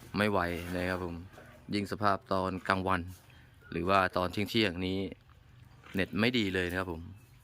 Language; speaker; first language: Thai; native; Thai